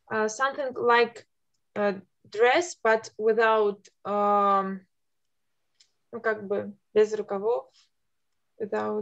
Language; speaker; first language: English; non-native, learner; Russian